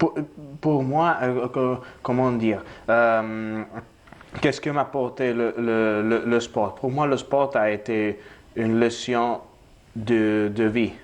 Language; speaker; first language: French; non-native, learner; Italian